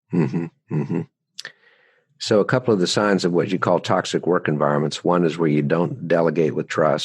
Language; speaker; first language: English; native; English